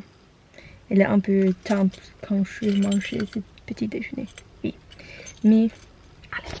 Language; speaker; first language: French; non-native, learner; Norwegian